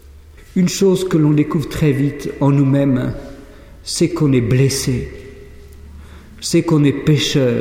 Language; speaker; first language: French; native; French